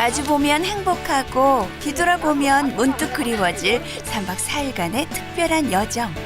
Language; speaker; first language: Korean; native; Korean